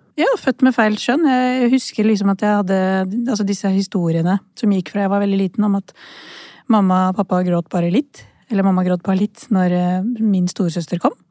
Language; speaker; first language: Norwegian; early bilingual, other home language; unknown